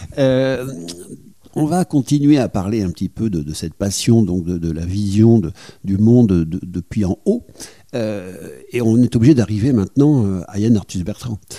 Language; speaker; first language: French; native; French